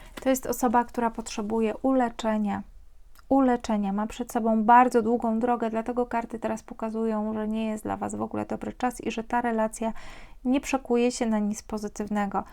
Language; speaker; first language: Polish; native; Polish